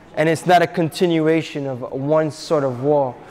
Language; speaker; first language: English; native; English